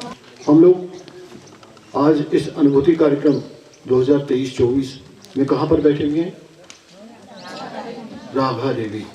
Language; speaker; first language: Hindi; native; Hindi